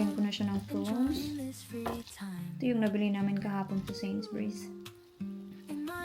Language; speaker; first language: Filipino; native; Filipino